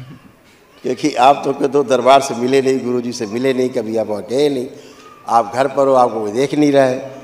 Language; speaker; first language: Hindi; native; Hindi